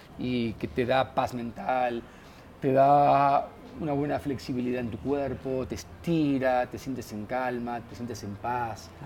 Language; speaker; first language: Spanish; native; Spanish